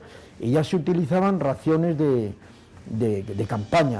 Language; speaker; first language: Spanish; native; Spanish